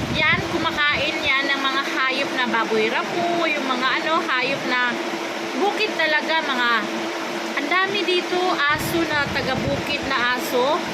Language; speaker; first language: Filipino; native; Filipino